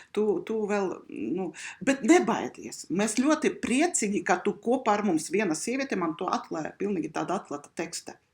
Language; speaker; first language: Latvian; non-native, local second language; Russian